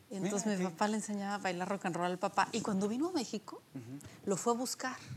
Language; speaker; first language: Spanish; early bilingual, other home language; Polish